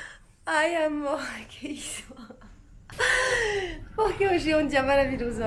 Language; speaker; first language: Portuguese; non-native, learner; French